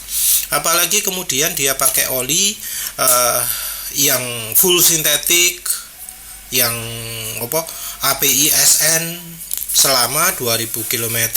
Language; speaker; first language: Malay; non-native, local second language; Javanese